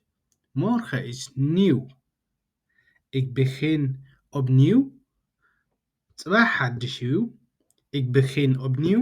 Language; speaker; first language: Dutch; non-native, learner; Tigrinya